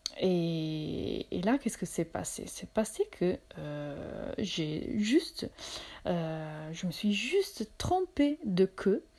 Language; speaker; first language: French; non-native, fluent; Italian